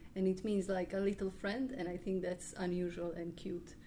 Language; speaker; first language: English; non-native, fluent; Croatian